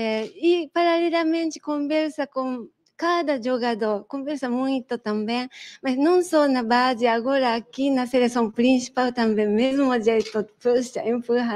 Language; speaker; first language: Portuguese; non-native, learner; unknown